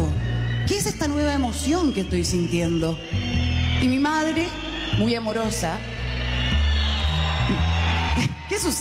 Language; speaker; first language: Spanish; native; Spanish